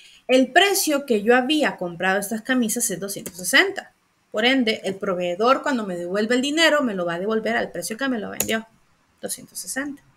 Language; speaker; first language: Spanish; native; Spanish